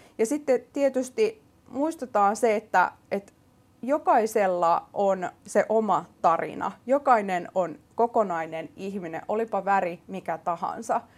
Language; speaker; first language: Finnish; early bilingual, other home language; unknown